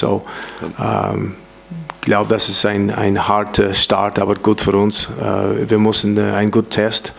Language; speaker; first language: German; non-native, learner; English